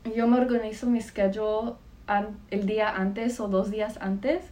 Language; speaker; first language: Spanish; early bilingual, heritage; Spanish